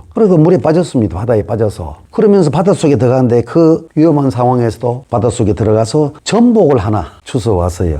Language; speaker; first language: Korean; native; Korean